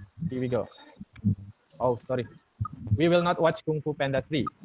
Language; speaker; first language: English; non-native, fluent; Indonesian